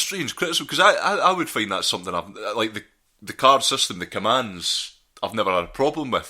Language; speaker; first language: English; native; English